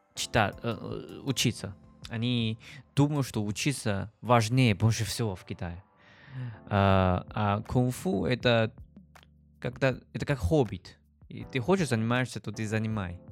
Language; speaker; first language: Russian; non-native, learner; Chinese